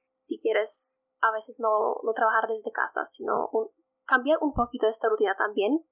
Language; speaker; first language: Spanish; non-native, fluent; Polish